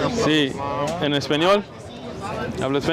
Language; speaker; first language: Spanish; non-native, learner; English